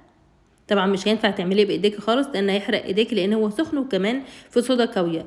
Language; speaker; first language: Arabic; native; Arabic